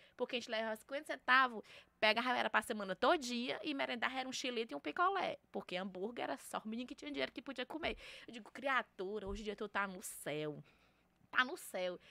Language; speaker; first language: Portuguese; native; Portuguese